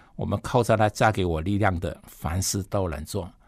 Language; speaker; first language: Chinese; non-native, fluent; Cantonese